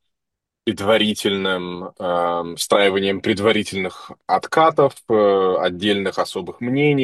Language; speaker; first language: Russian; native; Russian